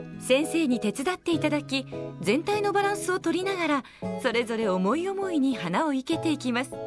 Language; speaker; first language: Japanese; native; Japanese